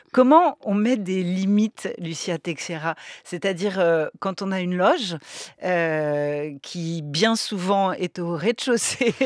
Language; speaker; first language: French; native; French